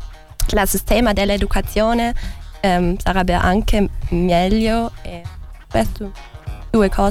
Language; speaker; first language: Italian; non-native, learner; German